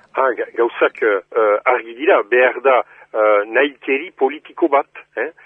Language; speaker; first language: Basque; non-native, local second language; French